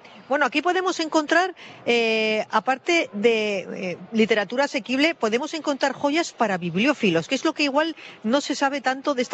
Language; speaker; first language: Spanish; native; Spanish